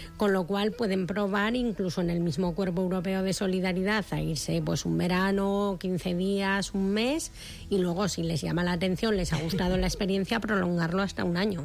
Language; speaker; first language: Spanish; native; Spanish